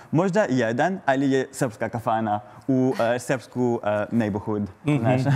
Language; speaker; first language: Croatian; non-native, learner; French